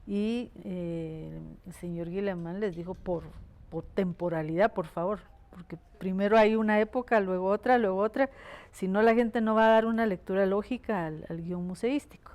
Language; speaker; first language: Spanish; native; Spanish